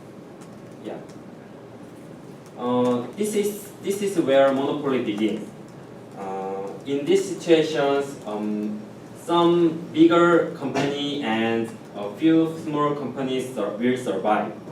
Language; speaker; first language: English; non-native, learner; Korean